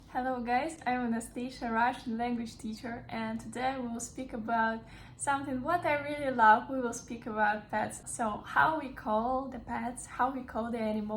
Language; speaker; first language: English; non-native, learner; Russian